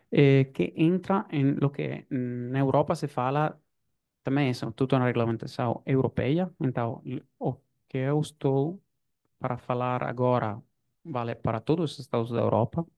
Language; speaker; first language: Portuguese; non-native, fluent; Italian